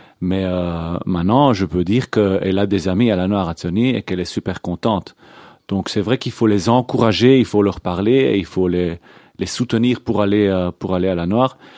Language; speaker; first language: French; non-native, local second language; Hebrew